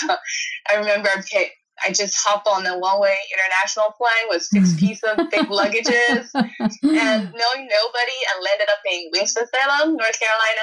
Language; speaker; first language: English; non-native, fluent; Chinese